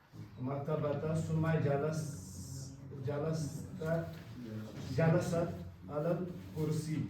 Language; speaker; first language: Arabic; non-native, learner; Kashmiri